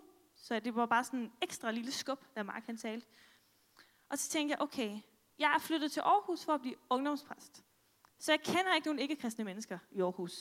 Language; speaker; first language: Danish; native; Danish